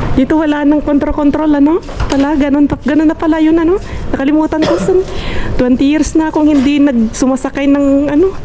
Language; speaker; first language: Filipino; non-native, local second language; Iloko